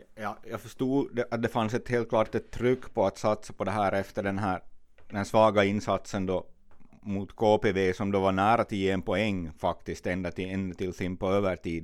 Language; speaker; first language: Swedish; native; Swedish